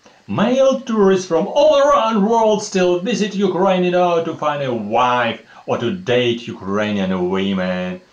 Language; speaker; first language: English; non-native, fluent; Russian